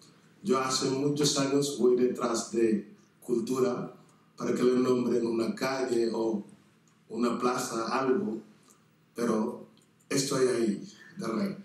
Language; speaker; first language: Spanish; non-native, fluent; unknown